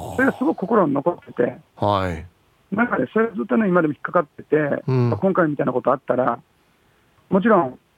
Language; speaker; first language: Japanese; native; Japanese